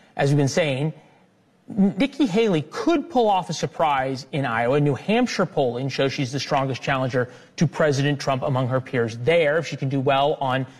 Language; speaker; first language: English; native; English